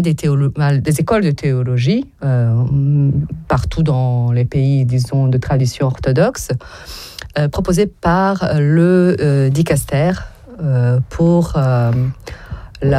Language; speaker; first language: French; non-native, fluent; Serbian